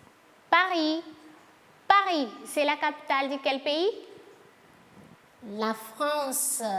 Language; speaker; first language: French; non-native, fluent; Portuguese